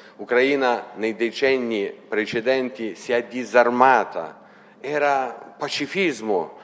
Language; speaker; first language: Italian; non-native, fluent; Ukrainian